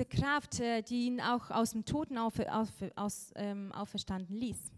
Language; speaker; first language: German; non-native, fluent; Russian